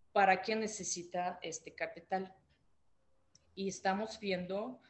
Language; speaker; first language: Spanish; non-native, fluent; Russian